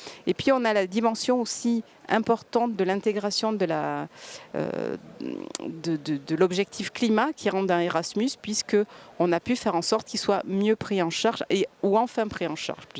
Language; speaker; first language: French; native; French